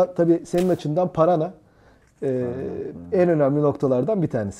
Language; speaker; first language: Turkish; native; Turkish